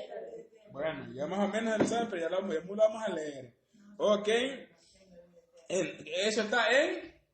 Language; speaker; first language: Spanish; native; Spanish